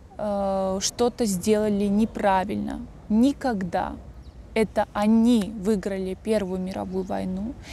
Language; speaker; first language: Russian; native; Russian